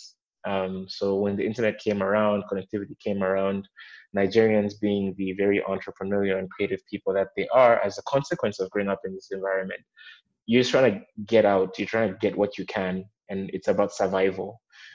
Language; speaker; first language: English; non-native, local second language; Nyanja